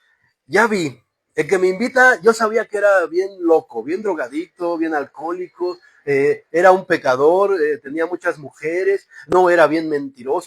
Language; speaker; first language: Spanish; native; Spanish